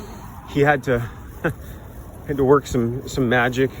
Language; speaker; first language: English; native; English